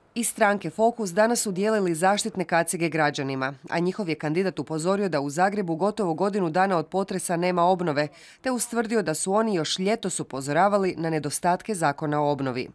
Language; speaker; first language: Croatian; native; Croatian